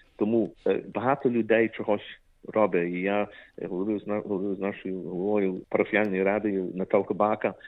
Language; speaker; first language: Ukrainian; early bilingual, heritage; Ukrainian